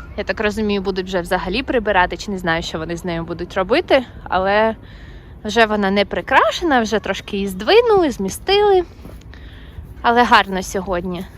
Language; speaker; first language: Ukrainian; non-native, local second language; Russian